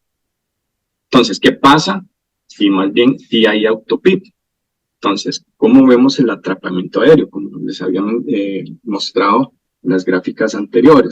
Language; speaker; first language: Spanish; native; Spanish